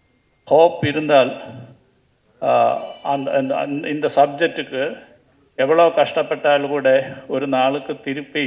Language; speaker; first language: Tamil; non-native, learner; Malayalam